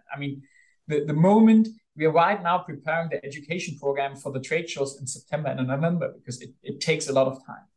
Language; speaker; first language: English; non-native, fluent; German